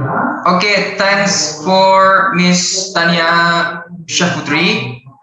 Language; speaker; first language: English; non-native, learner; Indonesian